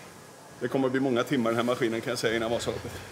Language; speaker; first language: Swedish; native; Swedish